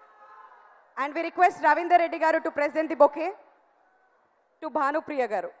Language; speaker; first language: Telugu; native; Telugu